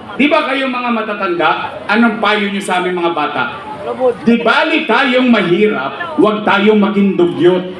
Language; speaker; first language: Filipino; native; Filipino